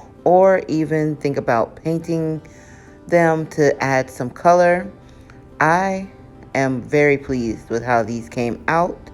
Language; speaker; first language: English; native; English